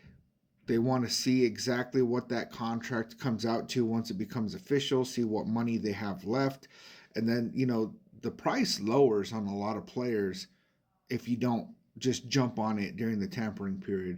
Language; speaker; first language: English; native; English